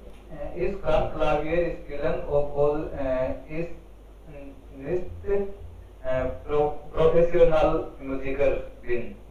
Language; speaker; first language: German; non-native, learner; Hindi